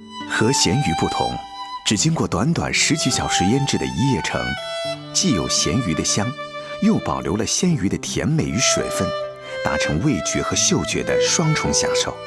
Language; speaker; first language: Chinese; native; Chinese